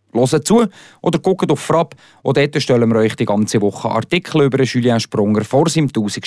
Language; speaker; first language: German; native; German